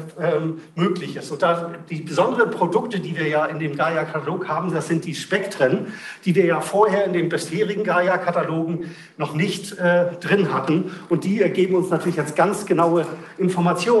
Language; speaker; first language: German; native; German